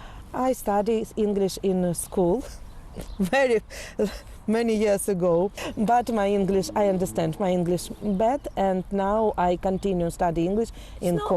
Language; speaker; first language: English; non-native, learner; Ukrainian